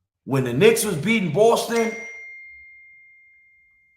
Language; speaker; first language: English; native; English